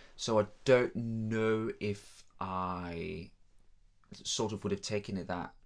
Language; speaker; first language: English; non-native, fluent; Danish